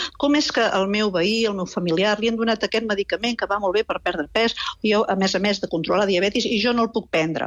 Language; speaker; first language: Catalan; native; Catalan